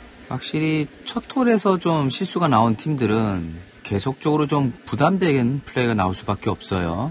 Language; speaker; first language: Korean; native; Korean